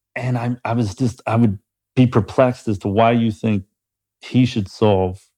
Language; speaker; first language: English; native; English